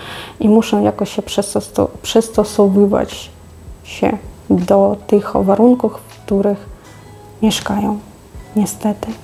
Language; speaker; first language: Polish; non-native, fluent; Russian